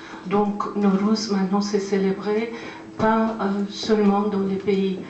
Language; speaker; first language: French; non-native, fluent; Persian